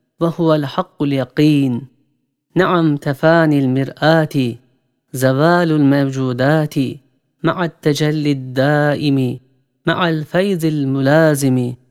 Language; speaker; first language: Arabic; non-native, fluent; Turkish